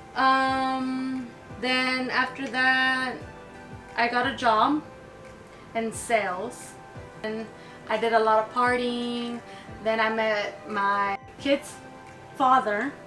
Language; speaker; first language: English; native; English